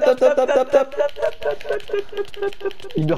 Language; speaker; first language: French; native; French